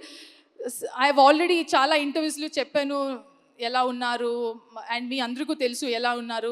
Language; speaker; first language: Telugu; non-native, learner; Kannada